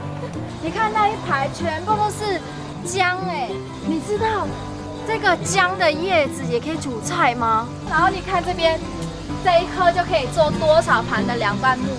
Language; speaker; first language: Chinese; non-native, fluent; Vietnamese